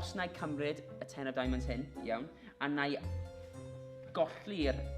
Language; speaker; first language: Welsh; native; Welsh